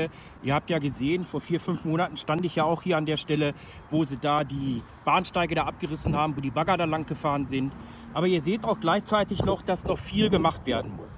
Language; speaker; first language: German; native; German